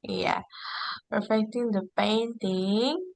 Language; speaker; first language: English; non-native, fluent; Indonesian